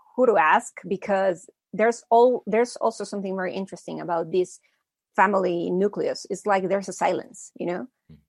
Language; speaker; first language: English; early bilingual, other home language; Spanish